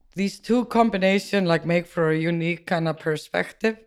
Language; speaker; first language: English; non-native, fluent; Icelandic